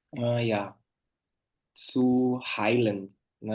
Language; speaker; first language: German; non-native, fluent; Portuguese